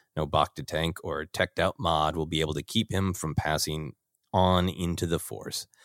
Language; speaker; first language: English; native; English